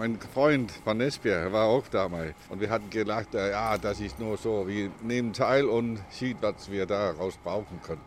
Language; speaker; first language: German; non-native, learner; Danish